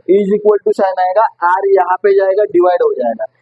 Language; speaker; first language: Hindi; non-native, local second language; Marathi